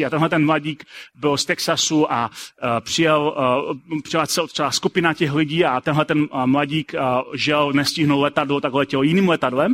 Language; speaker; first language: Czech; native; Czech